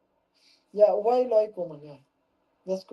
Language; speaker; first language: English; non-native, learner; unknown